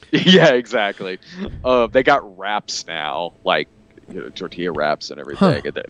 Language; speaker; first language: English; native; English